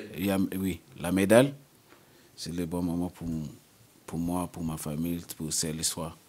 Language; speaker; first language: French; non-native, learner; English